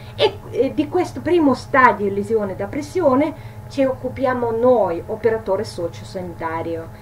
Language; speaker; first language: Italian; non-native, learner; Russian